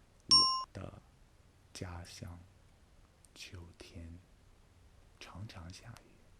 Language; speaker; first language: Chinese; non-native, fluent; English